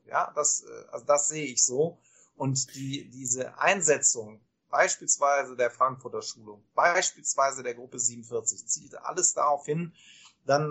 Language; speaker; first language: German; native; German